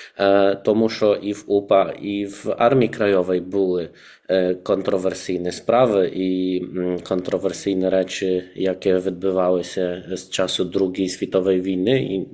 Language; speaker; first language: Ukrainian; non-native, fluent; Polish